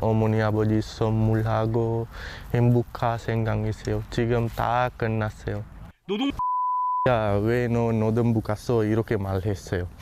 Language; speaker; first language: Korean; non-native, learner; Sinhala